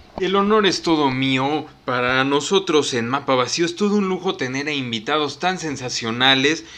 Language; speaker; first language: Spanish; native; Spanish